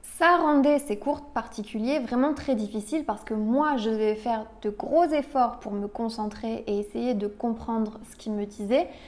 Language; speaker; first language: French; native; French